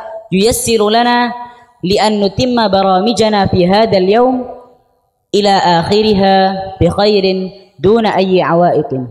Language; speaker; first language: Arabic; non-native, fluent; Indonesian